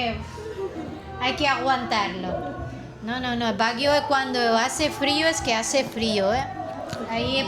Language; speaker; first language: Spanish; non-native, fluent; Filipino